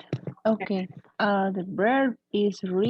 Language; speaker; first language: English; non-native, learner; Spanish